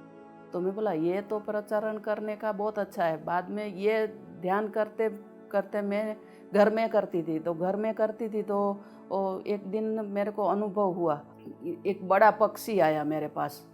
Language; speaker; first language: Hindi; non-native, local second language; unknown